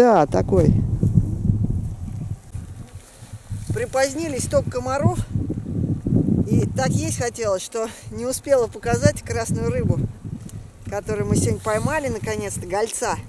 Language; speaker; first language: Russian; native; Russian